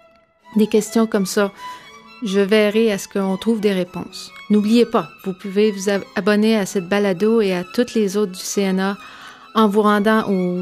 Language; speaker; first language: French; native; French